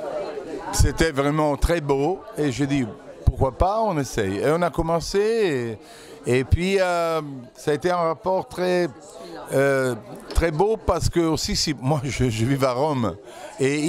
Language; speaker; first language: French; non-native, fluent; Italian